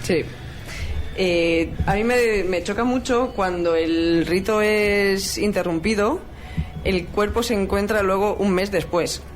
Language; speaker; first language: Spanish; native; Spanish